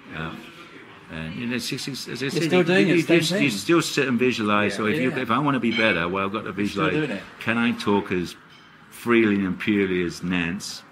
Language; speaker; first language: English; native; English